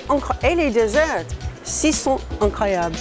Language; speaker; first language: French; non-native, learner; English